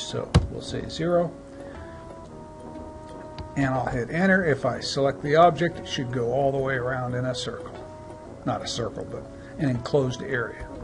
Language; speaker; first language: English; native; English